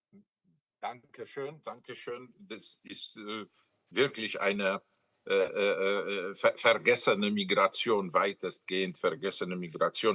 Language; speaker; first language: German; non-native, fluent; Polish